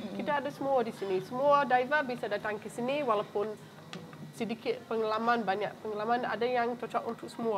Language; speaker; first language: Indonesian; non-native, fluent; English